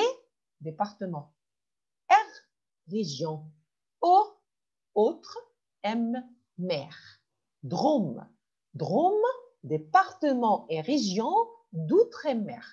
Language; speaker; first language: French; non-native, fluent; Arabic